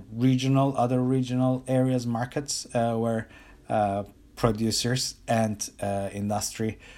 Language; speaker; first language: English; non-native, fluent; Turkish